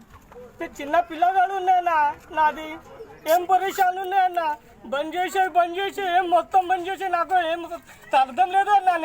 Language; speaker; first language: Telugu; non-native, local second language; Urdu